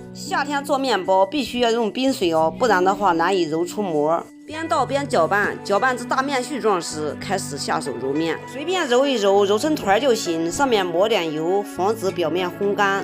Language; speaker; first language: Chinese; native; Chinese